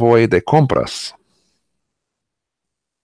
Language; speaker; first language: Spanish; non-native, learner; English